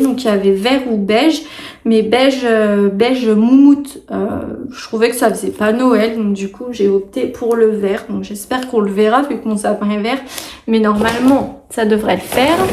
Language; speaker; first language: French; native; French